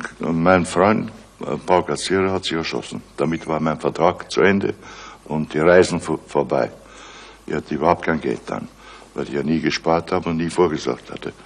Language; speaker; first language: German; native; German